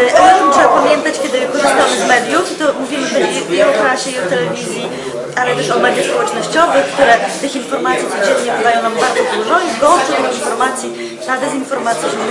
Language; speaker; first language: Polish; native; Polish